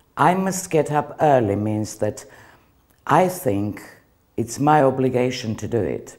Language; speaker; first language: English; non-native, fluent; Georgian